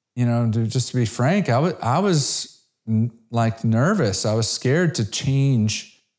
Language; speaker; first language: English; native; English